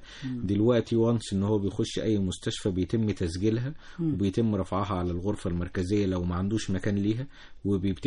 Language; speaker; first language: Arabic; native; Arabic